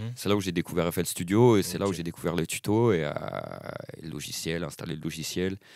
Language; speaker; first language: French; native; French